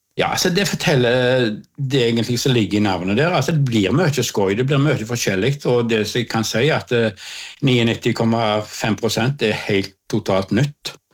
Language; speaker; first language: Norwegian; native; Norwegian